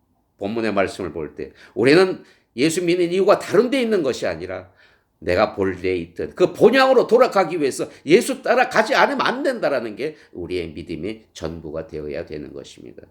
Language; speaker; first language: Korean; native; Korean